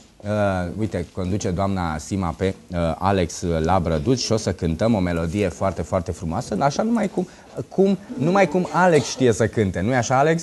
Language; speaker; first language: Romanian; native; Romanian